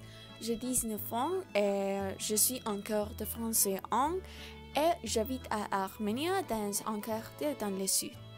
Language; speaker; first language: French; non-native, learner; Spanish